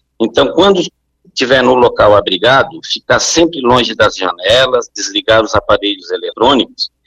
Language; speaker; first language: Portuguese; native; Portuguese